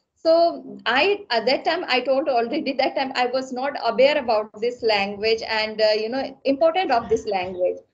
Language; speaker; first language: English; non-native, local second language; Assamese